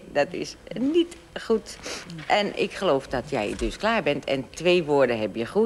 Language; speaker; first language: Dutch; native; Dutch